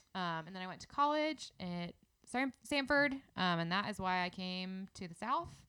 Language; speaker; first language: English; native; English